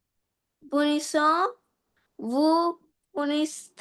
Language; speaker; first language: French; non-native, learner; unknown